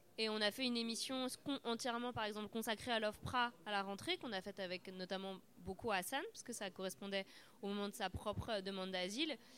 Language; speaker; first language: French; native; French